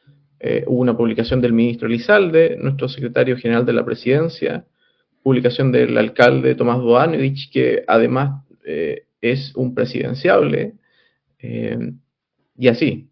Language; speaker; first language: Spanish; native; Spanish